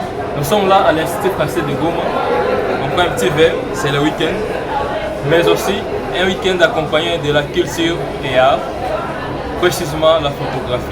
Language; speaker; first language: French; non-native, local second language; Swahili